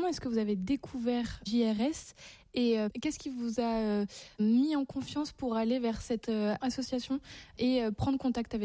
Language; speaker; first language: French; native; French